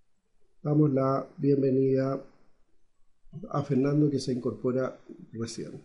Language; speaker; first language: Spanish; native; Spanish